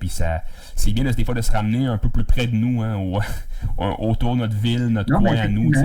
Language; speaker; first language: French; native; French